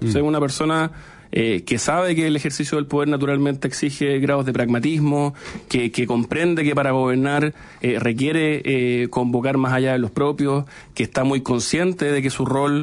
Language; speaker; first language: Spanish; native; Spanish